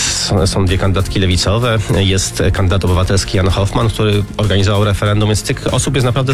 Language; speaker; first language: Polish; native; Polish